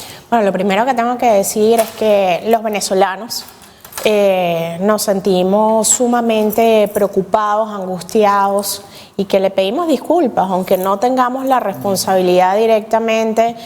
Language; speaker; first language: Spanish; native; Spanish